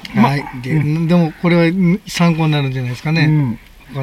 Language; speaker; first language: Japanese; native; Japanese